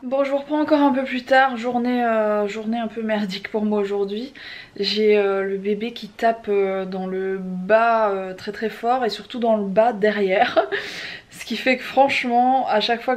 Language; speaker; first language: French; native; French